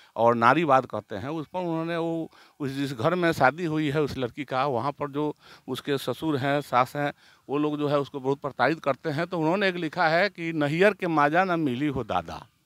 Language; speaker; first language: Hindi; native; Hindi